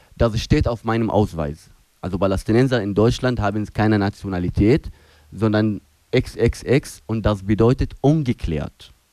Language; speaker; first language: German; non-native, fluent; Arabic